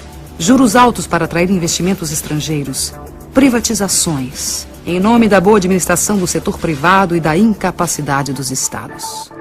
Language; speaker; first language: Portuguese; native; Portuguese